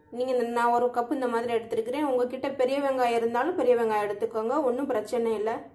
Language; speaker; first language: Tamil; non-native, local second language; Telugu